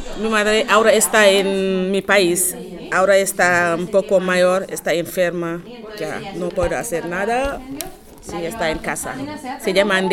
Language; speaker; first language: Spanish; non-native, learner; Arabic